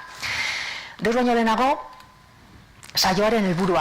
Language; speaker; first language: Basque; native; Basque